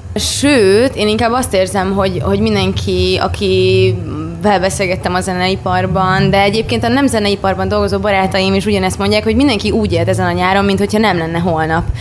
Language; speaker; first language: Hungarian; native; Hungarian